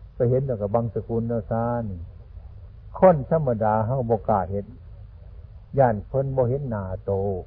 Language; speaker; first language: Thai; non-native, local second language; Northeastern Thai